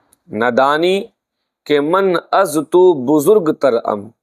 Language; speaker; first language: Persian; non-native, fluent; Urdu